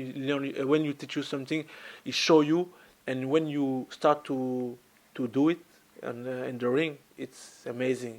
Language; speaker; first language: English; non-native, learner; French